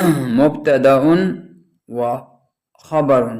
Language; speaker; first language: Arabic; non-native, fluent; Urdu